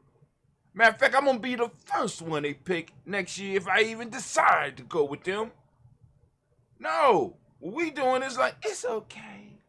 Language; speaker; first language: English; native; English